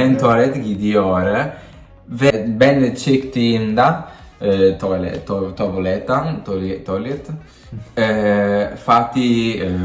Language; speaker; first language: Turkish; non-native, learner; Italian